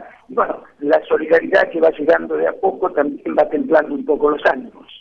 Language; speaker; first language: Spanish; native; Spanish